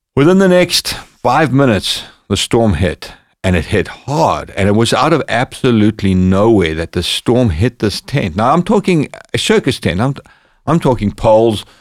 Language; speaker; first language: English; native; English